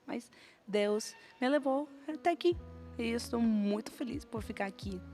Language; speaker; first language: Portuguese; non-native, fluent; Spanish